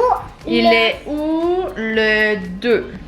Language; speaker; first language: French; native; French